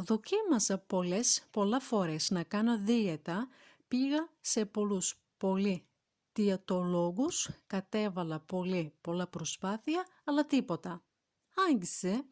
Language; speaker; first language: Greek; non-native, fluent; Turkish